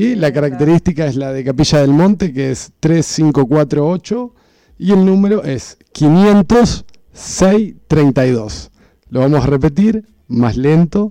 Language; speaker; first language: Spanish; native; Spanish